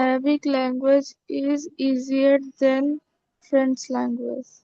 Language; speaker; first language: English; non-native, learner; Bangla